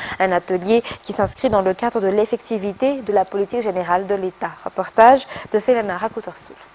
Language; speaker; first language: French; non-native, local second language; Malagasy